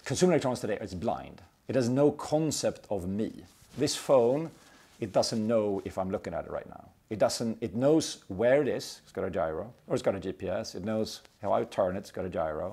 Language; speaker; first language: English; non-native, fluent; Swedish